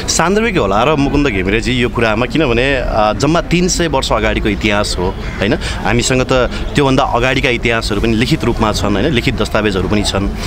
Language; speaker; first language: Nepali; native; Nepali